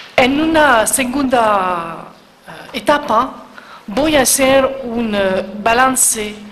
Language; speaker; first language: Spanish; non-native, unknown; French